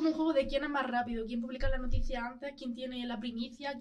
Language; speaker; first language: Spanish; native; Spanish